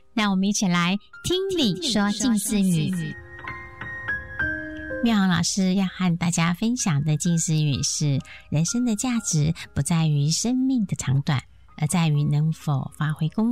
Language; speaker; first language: Chinese; native; Chinese